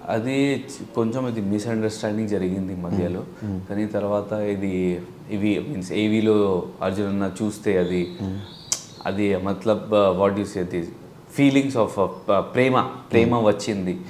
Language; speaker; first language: Telugu; non-native, local second language; Hindi